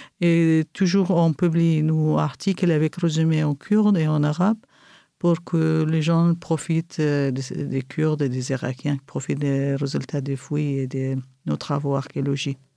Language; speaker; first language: French; non-native, fluent; Kurdish